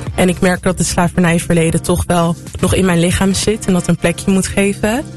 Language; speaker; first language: Dutch; native; Dutch